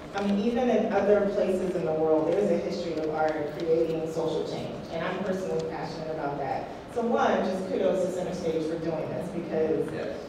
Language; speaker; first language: English; native; English